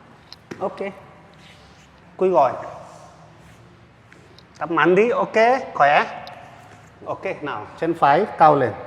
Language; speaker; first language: Vietnamese; non-native, learner; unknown